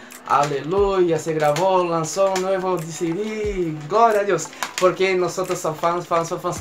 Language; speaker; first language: Spanish; non-native, fluent; Portuguese